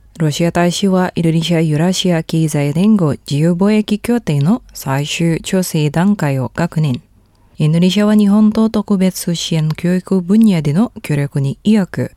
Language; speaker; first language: Japanese; non-native, fluent; Indonesian